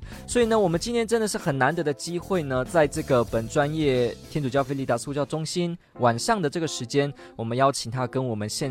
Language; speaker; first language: Chinese; native; Chinese